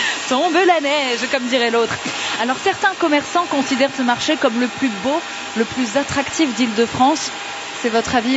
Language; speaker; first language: French; native; French